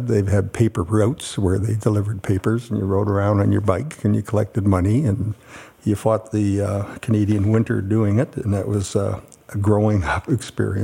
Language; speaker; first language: English; native; English